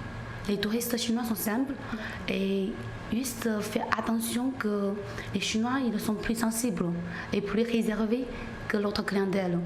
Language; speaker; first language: French; non-native, learner; Chinese